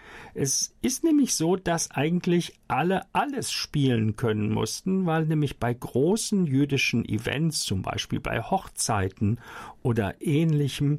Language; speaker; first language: German; native; German